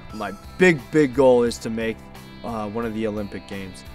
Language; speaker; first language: English; native; English